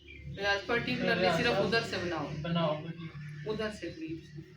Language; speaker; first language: Hindi; non-native, local second language; Punjabi